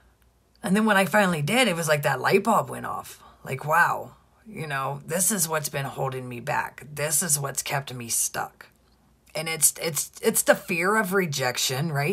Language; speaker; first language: English; native; English